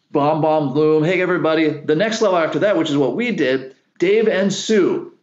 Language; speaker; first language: English; native; English